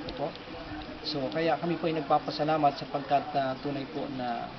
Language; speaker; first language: Filipino; native; Filipino